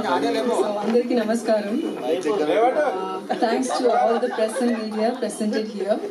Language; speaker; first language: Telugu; non-native, learner; Tamil